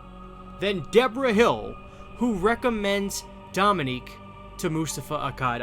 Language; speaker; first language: English; native; English